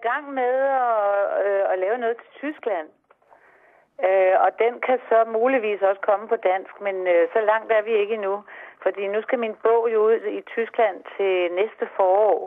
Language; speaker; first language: Danish; native; Danish